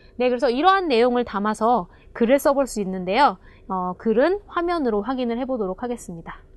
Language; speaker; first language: Korean; native; Korean